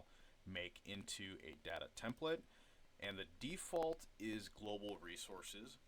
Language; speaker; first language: English; native; English